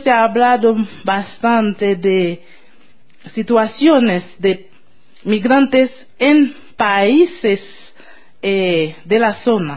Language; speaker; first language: Spanish; non-native, fluent; Haitian Creole